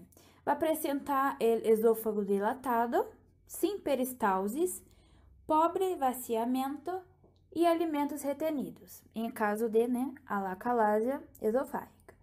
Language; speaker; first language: Portuguese; non-native, learner; Spanish